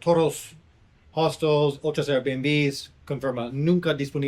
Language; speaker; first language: Spanish; non-native, learner; English